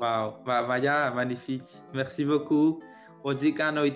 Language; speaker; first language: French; non-native, fluent; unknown